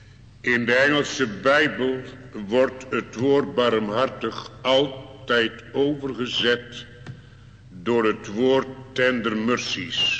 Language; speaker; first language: Dutch; native; Dutch